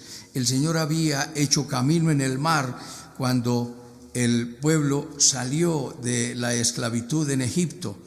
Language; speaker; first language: Spanish; native; Spanish